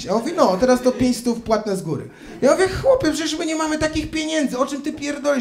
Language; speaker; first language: Polish; native; Polish